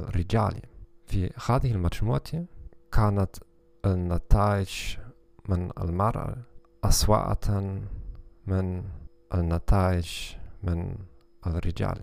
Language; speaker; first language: Arabic; non-native, learner; German